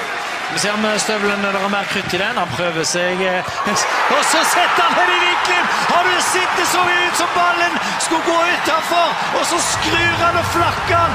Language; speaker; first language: Norwegian; native; Norwegian